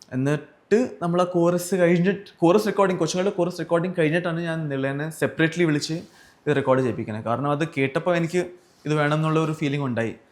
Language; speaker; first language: Malayalam; early bilingual, heritage; Malayalam